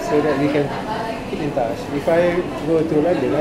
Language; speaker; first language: English; non-native, learner; Indonesian